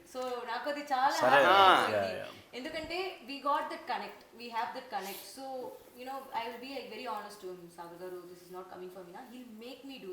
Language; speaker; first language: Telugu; non-native, learner; Tamil